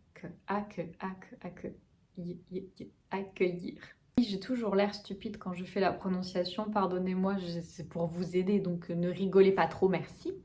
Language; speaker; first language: French; native; French